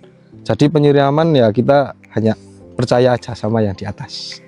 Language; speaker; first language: Indonesian; non-native, local second language; Javanese